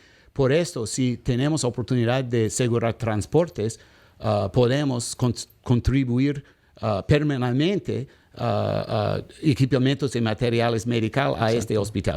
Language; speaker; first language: Spanish; non-native, learner; English